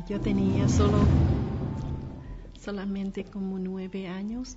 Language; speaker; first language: Spanish; non-native, learner; Vietnamese